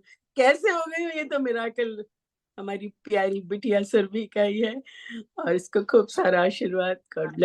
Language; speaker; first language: Hindi; native; Hindi